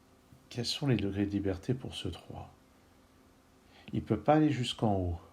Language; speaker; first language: French; native; French